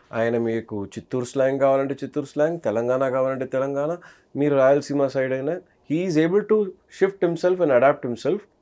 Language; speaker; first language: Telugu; native; Telugu